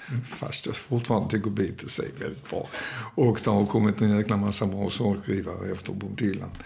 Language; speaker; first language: Swedish; early bilingual, other home language; Danish